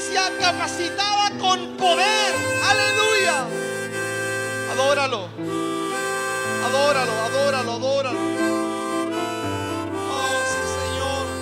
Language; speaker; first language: Spanish; native; Spanish